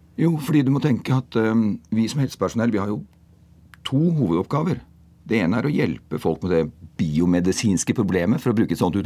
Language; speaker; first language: Norwegian; native; Norwegian